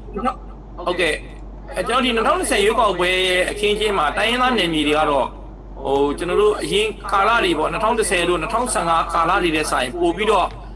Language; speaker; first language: Burmese; non-native, local second language; Mon